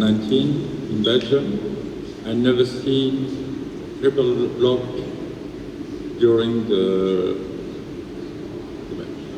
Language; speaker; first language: English; non-native, learner; French